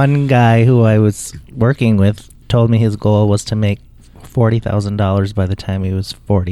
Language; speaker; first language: English; native; English